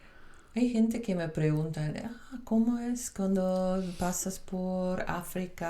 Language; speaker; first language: Spanish; non-native, fluent; Dutch